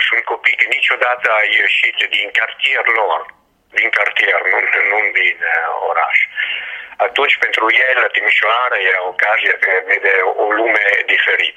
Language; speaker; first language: Romanian; non-native, learner; Italian